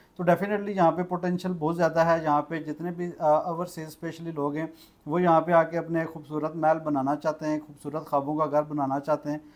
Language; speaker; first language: Urdu; non-native, local second language; Punjabi